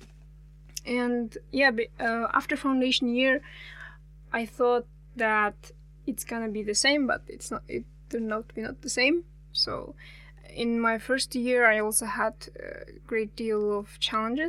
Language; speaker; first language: English; non-native, fluent; Kazakh